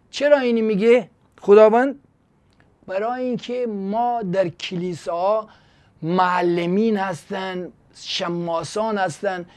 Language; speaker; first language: Persian; native; Persian